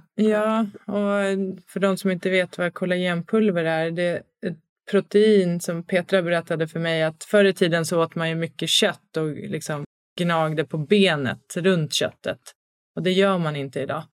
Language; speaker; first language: Swedish; native; Swedish